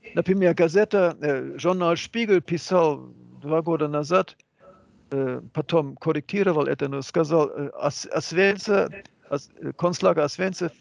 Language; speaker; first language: Russian; non-native, learner; German